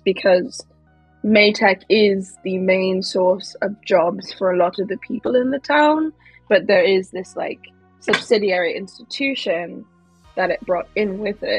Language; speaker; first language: English; native; English